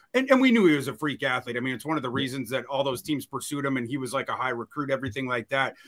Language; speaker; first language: English; native; English